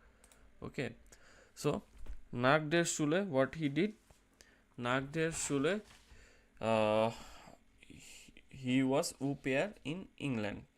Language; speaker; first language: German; non-native, fluent; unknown